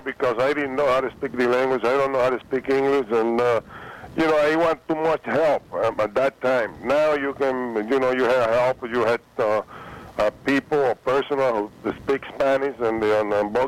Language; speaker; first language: English; non-native, fluent; Spanish